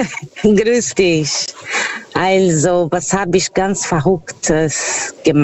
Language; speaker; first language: German; non-native, fluent; Portuguese